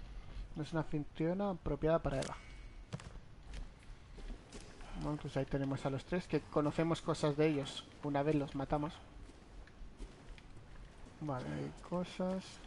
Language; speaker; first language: Spanish; native; Spanish